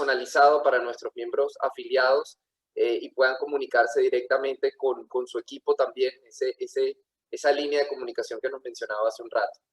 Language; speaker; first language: Spanish; native; Spanish